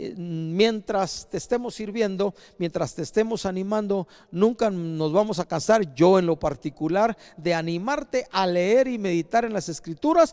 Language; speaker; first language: Spanish; native; Spanish